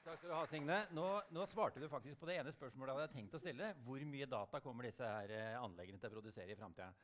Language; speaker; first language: Norwegian; native; Norwegian